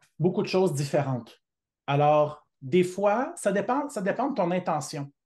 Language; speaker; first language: French; native; French